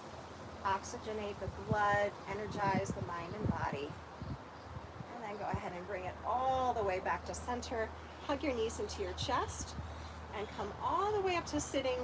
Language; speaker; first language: English; native; English